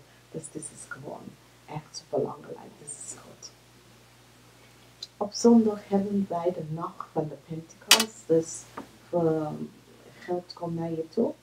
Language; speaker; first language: Dutch; non-native, fluent; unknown